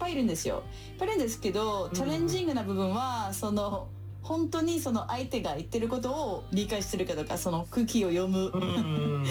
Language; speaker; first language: Japanese; non-native, fluent; French